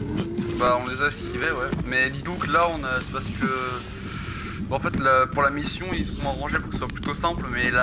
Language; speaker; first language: French; native; French